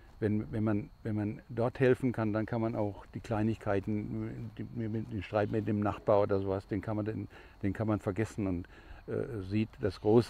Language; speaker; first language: German; non-native, fluent; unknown